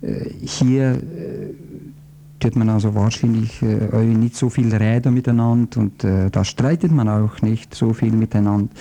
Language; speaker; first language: German; non-native, fluent; Croatian